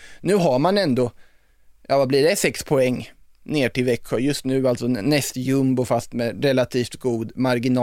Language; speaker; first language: Swedish; native; Swedish